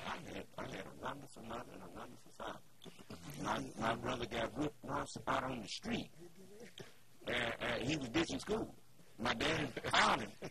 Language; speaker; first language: English; native; English